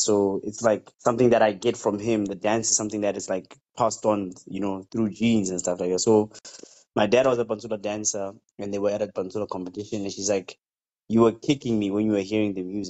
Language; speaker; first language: English; non-native, local second language; Tswana